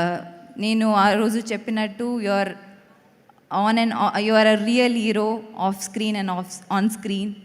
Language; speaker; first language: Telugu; non-native, local second language; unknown